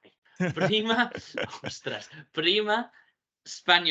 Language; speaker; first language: Italian; non-native, learner; English